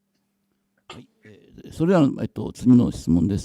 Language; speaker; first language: Japanese; native; Japanese